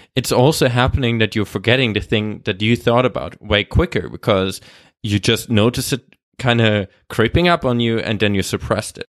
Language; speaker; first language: English; non-native, fluent; German